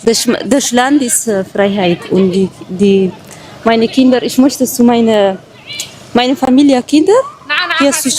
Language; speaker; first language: German; non-native, learner; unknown